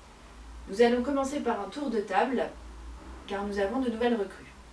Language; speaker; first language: French; native; French